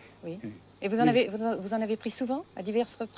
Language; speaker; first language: French; native; French